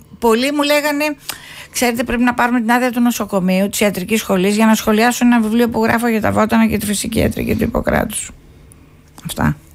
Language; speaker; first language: Greek; native; Greek